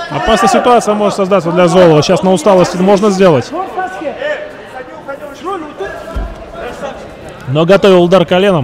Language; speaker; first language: Russian; native; Russian